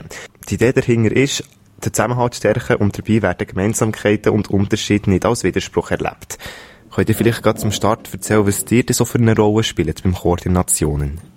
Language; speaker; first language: German; native; German